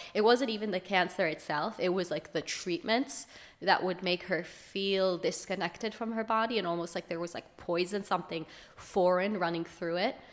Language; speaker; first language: English; early bilingual, other home language; Hebrew